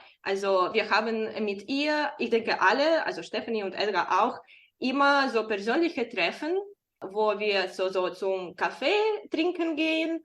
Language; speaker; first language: German; non-native, fluent; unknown